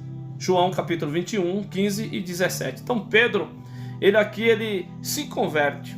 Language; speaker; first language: Portuguese; native; Portuguese